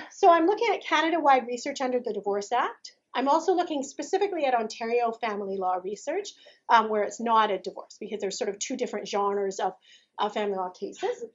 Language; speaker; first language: English; native; English